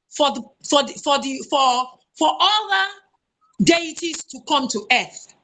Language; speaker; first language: English; non-native, local second language; Yoruba